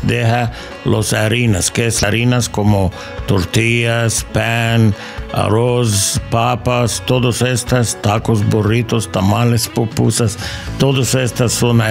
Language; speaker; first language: Spanish; non-native, learner; English